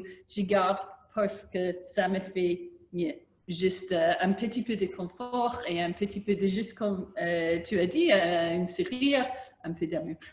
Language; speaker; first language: French; non-native, learner; English